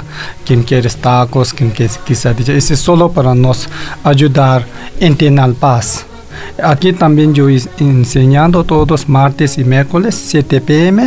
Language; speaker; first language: Spanish; non-native, learner; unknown